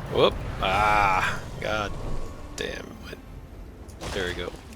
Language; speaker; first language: English; non-native, fluent; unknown